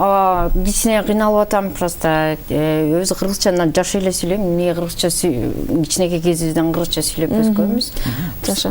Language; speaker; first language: Kyrgyz; early bilingual, heritage; Kyrgyz